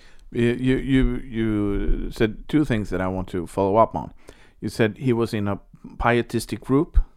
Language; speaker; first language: English; non-native, fluent; Swedish